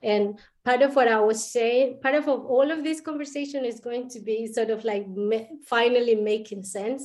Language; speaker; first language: English; non-native, fluent; Spanish